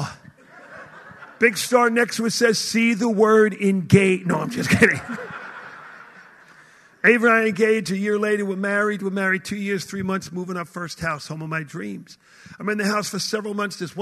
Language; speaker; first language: English; native; English